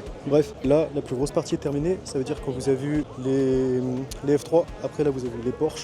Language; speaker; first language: French; native; French